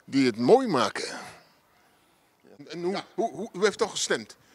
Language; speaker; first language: Dutch; native; Dutch